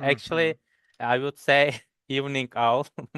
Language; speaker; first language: English; non-native, learner; Turkish